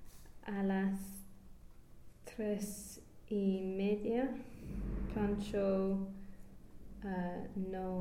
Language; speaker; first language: Spanish; non-native, learner; English